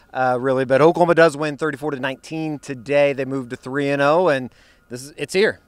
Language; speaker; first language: English; native; English